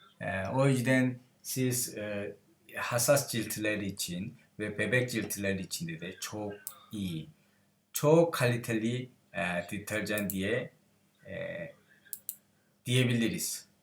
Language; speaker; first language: Turkish; non-native, learner; Korean